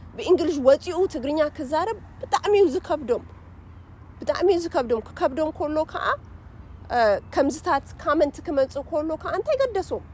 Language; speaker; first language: Tigrinya; early bilingual, heritage; Tigrinya